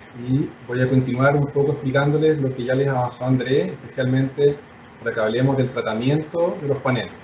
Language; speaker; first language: Spanish; native; Spanish